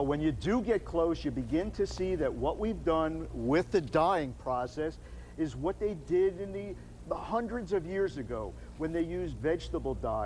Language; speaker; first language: English; native; English